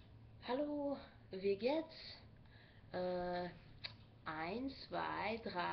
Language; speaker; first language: German; non-native, learner; English